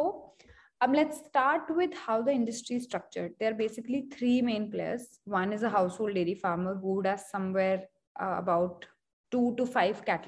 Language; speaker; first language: English; non-native, local second language; Hindi